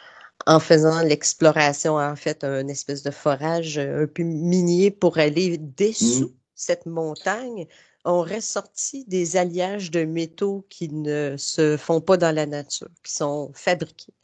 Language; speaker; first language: French; native; French